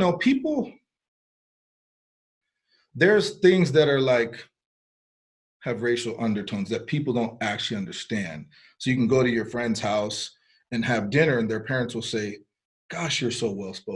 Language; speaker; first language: English; early bilingual, other home language; Spanish